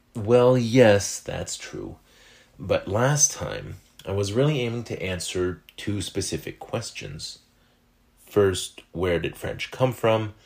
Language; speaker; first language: English; non-native, fluent; French